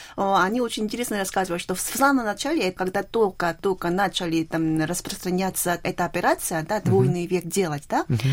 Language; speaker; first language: Russian; non-native, fluent; Korean